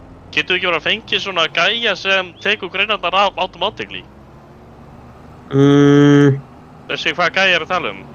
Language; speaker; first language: Icelandic; native; Icelandic